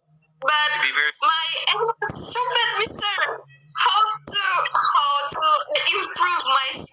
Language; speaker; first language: English; non-native, learner; Indonesian